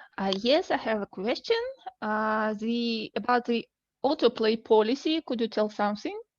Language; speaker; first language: English; non-native, fluent; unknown